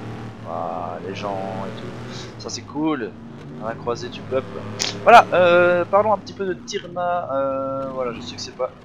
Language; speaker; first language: French; native; French